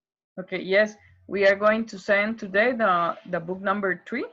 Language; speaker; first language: English; non-native, learner; Spanish